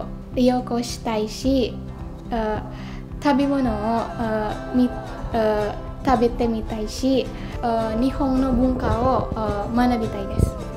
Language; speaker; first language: Japanese; non-native, learner; Indonesian